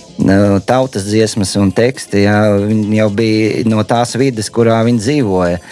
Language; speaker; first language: Latvian; native; Latvian